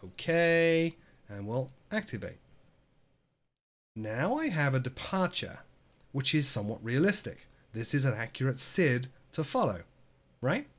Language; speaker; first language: English; native; English